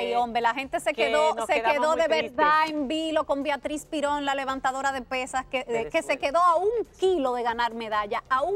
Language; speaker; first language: Spanish; native; Spanish